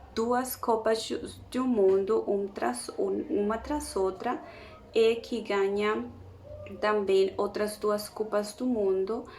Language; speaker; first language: Portuguese; non-native, learner; Spanish